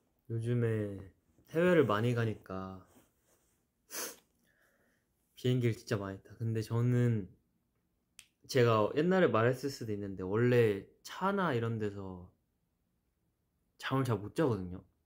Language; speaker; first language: Korean; early bilingual, heritage; Korean